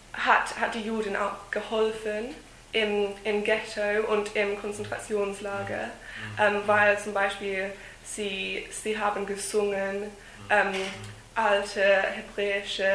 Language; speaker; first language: German; non-native, fluent; English